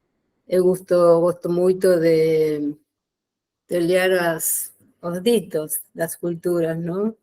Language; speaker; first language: Portuguese; non-native, learner; Spanish